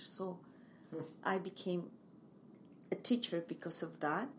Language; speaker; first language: English; non-native, fluent; Spanish